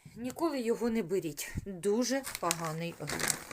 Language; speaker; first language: Ukrainian; native; Ukrainian